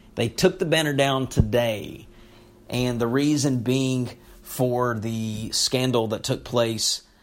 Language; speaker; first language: English; native; English